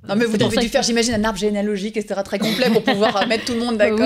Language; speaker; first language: French; native; French